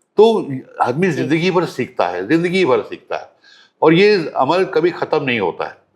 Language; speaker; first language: Hindi; native; Hindi